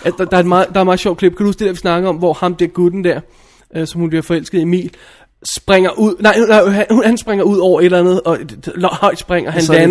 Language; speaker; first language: Danish; native; Danish